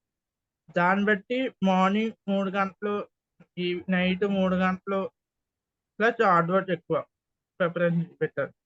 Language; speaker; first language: Telugu; native; Telugu